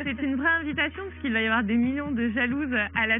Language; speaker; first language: French; native; French